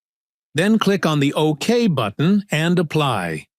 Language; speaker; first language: English; non-native, local second language; Bangla